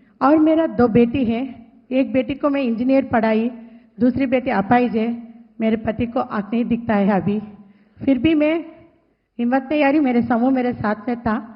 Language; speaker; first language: Hindi; non-native, local second language; Telugu